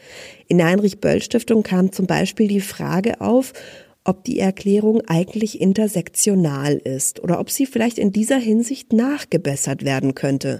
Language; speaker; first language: German; native; German